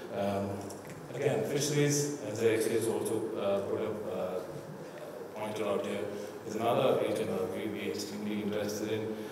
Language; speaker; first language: English; non-native, local second language; Tamil